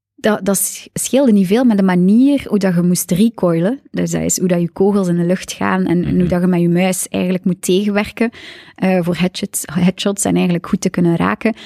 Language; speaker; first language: Dutch; native; Dutch